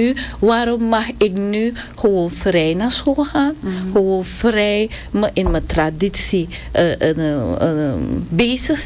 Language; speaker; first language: Dutch; non-native, local second language; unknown